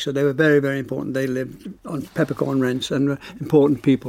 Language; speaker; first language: English; native; English